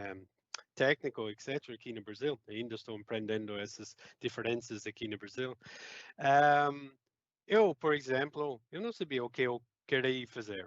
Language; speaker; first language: Portuguese; non-native, fluent; English